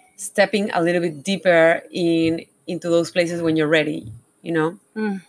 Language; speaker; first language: English; non-native, fluent; Spanish